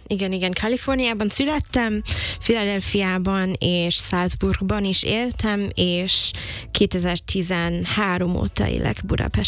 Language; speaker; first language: Hungarian; non-native, fluent; English